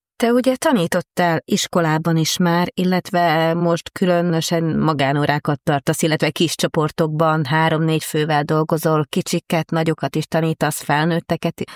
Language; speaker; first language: Hungarian; native; Hungarian